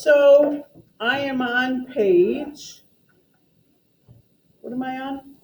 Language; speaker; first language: English; native; English